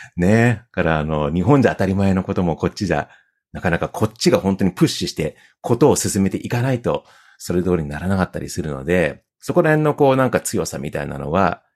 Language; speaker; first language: Japanese; early bilingual, heritage; Japanese